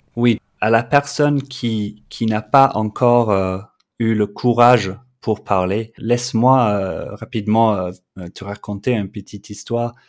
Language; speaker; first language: French; non-native, fluent; English